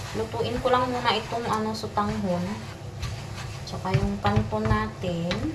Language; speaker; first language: Filipino; non-native, local second language; Cebuano